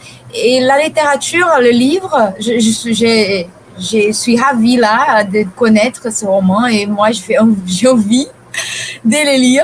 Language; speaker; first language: French; non-native, fluent; Portuguese